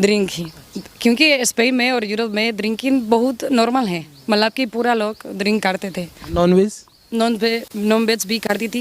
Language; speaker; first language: Hindi; non-native, learner; Spanish